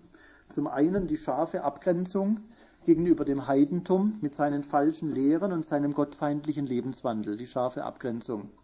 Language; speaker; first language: German; native; German